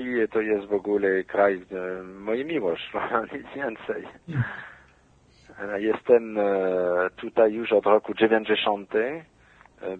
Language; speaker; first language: Polish; non-native, fluent; French